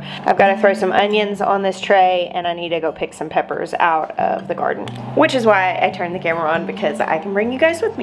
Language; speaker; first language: English; native; English